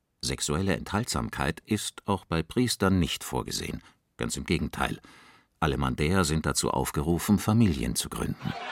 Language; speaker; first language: German; native; German